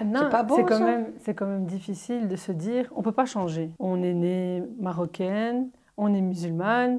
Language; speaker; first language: French; native; French